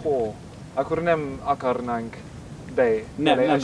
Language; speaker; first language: Hungarian; non-native, learner; English